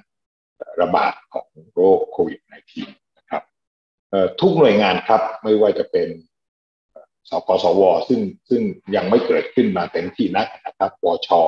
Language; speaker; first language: Thai; native; Thai